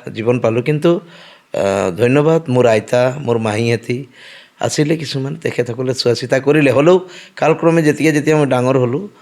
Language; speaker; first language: Assamese; non-native, local second language; Sadri